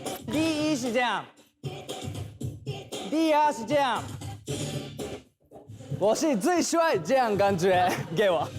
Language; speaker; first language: Chinese; non-native, fluent; Thai